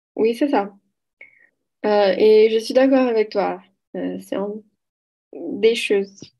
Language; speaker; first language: French; non-native, learner; Portuguese